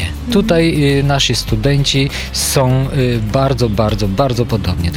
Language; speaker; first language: Polish; non-native, fluent; Bulgarian